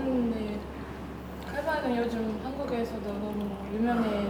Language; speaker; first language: Korean; non-native, fluent; Kyrgyz